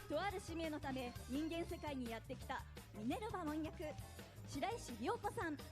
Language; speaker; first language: Japanese; native; Japanese